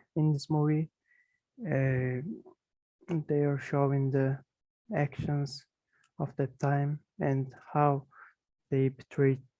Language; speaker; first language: English; non-native, fluent; Mongolian